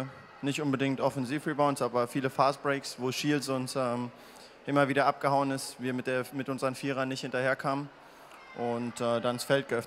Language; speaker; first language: German; native; German